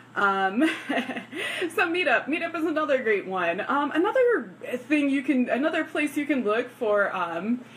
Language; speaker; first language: English; native; English